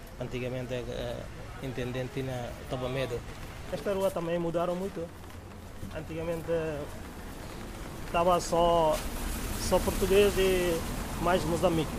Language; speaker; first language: Portuguese; non-native, learner; Bangla